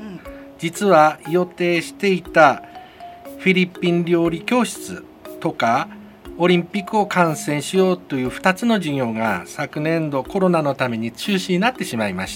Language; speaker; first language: Japanese; native; Japanese